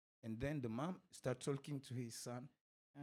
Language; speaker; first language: English; non-native, fluent; Spanish